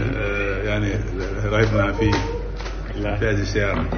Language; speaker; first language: Arabic; non-native, local second language; Wolof